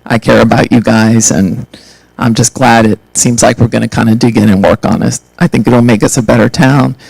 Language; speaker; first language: English; native; English